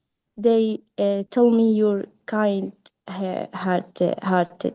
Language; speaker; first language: English; non-native, learner; Arabic